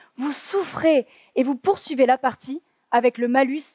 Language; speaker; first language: French; native; French